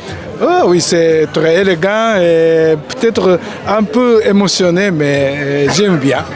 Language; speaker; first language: French; non-native, learner; Japanese